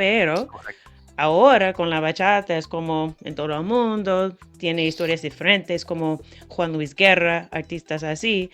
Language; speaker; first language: Spanish; non-native, fluent; English